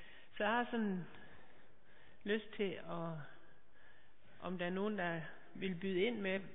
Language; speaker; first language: Danish; native; Danish